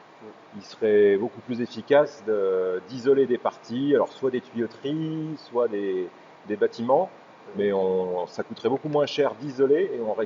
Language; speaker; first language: French; native; French